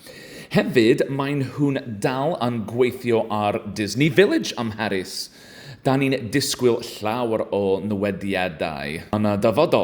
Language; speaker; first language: Welsh; non-native, learner; English